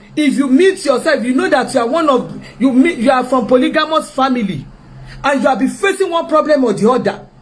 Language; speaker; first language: English; non-native, local second language; Yoruba